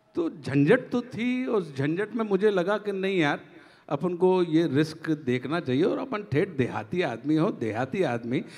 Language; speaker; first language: Hindi; native; Hindi